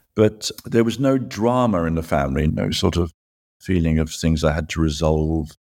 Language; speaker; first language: English; native; English